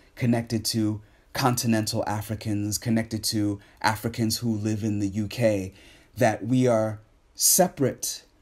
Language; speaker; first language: English; native; English